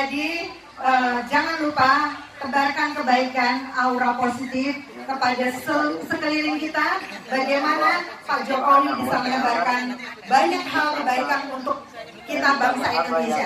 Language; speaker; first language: Indonesian; native; Indonesian